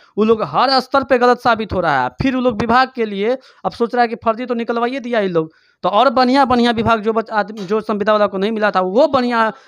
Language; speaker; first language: Hindi; native; Hindi